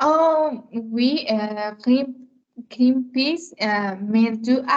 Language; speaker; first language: French; non-native, learner; Spanish